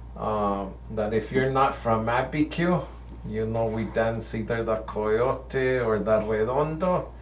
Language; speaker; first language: English; early bilingual, other home language; Spanish